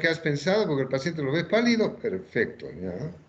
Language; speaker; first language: Spanish; native; Spanish